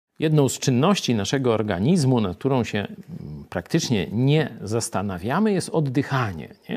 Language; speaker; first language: Polish; native; Polish